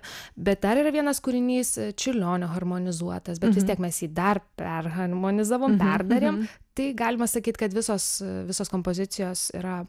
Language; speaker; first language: Lithuanian; native; Lithuanian